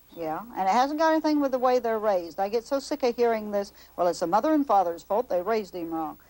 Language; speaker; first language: English; native; English